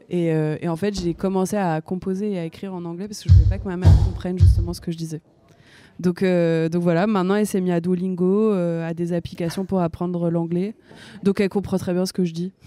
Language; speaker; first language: French; native; French